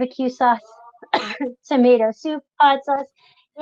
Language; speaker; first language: English; non-native, local second language; French